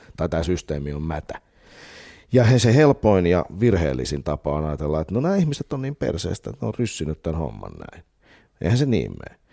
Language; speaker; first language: Finnish; native; Finnish